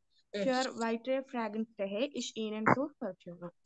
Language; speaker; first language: German; non-native, learner; Malayalam